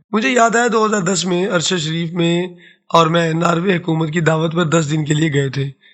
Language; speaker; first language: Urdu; non-native, local second language; Saraiki